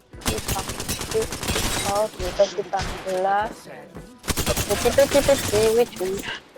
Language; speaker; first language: French; native; French